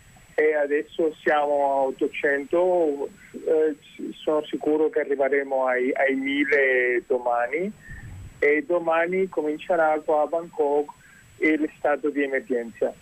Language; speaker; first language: Italian; non-native, fluent; Spanish